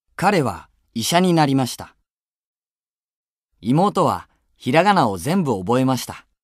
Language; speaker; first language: Japanese; native; Japanese